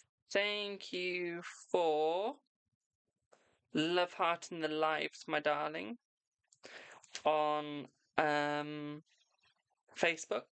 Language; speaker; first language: English; native; English